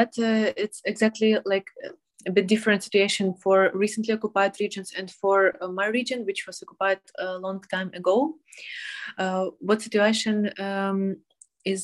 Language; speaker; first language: English; non-native, fluent; Ukrainian